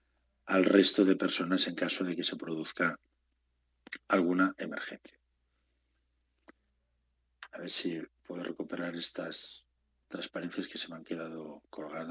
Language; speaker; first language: Spanish; native; Spanish